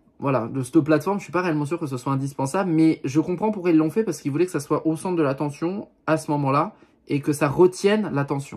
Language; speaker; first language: French; native; French